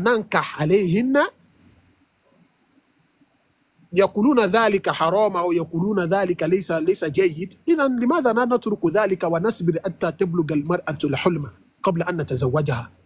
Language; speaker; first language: Arabic; non-native, fluent; Yoruba